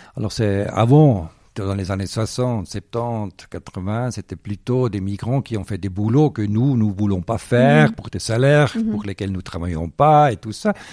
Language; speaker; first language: French; non-native, local second language; Swiss German